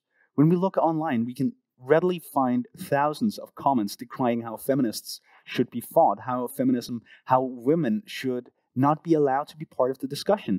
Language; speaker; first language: English; non-native, fluent; Danish